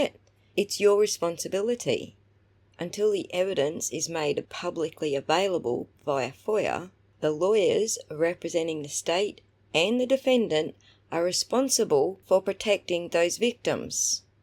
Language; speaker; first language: English; native; English